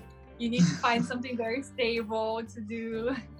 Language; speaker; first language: English; non-native, fluent; Portuguese